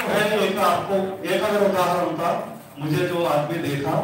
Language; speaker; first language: Hindi; non-native, local second language; Telugu